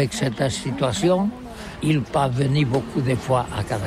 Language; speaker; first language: French; non-native, learner; Catalan